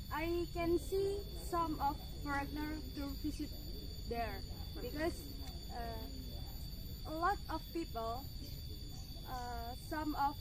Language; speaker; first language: English; non-native, learner; Indonesian